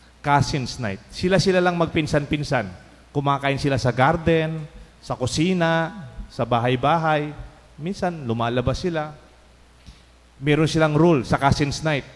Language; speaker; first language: Filipino; non-native, local second language; Pampanga